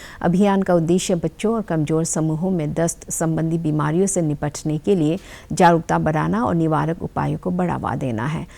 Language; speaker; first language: Hindi; non-native, local second language; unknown